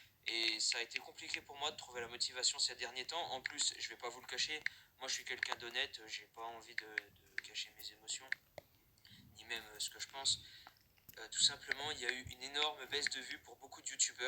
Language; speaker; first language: French; native; French